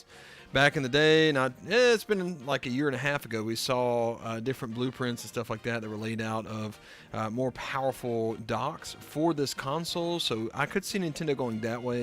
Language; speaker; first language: English; native; English